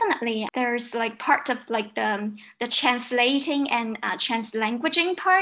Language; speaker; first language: English; non-native, fluent; Cantonese